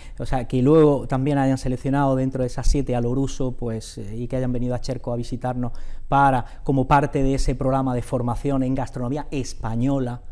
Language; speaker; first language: Spanish; native; Spanish